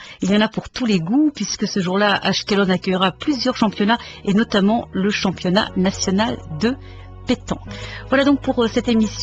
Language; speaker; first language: French; native; French